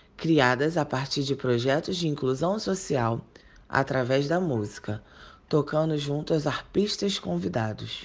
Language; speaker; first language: Portuguese; native; Portuguese